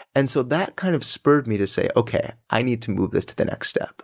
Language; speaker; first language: English; native; English